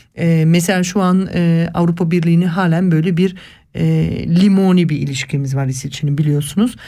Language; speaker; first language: Turkish; early bilingual, heritage; Turkish